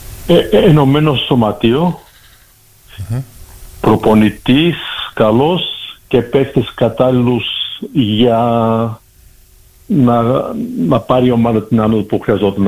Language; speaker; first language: Greek; early bilingual, heritage; Greek